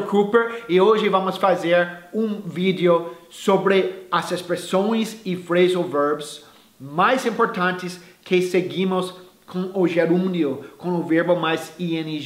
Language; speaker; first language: Portuguese; non-native, fluent; English